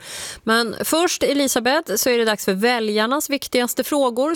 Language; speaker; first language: Swedish; native; Swedish